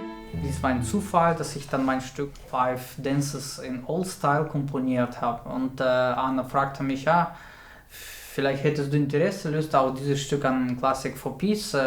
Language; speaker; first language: German; non-native, fluent; Russian